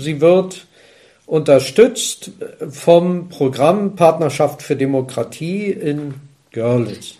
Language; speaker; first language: German; native; German